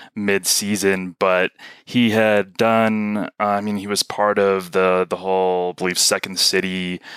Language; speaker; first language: English; native; English